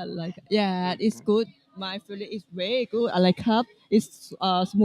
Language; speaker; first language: English; non-native, learner; Thai